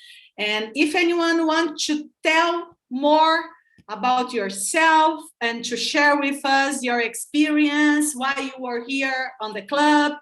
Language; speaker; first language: English; non-native, learner; Portuguese